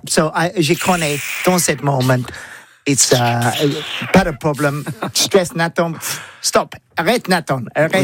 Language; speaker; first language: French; non-native, learner; English